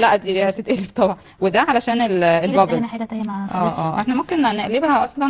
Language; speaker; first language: Arabic; native; Arabic